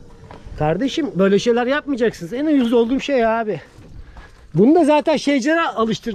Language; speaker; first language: Turkish; native; Turkish